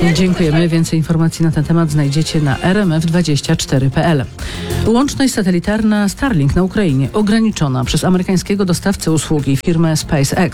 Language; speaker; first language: Polish; native; Polish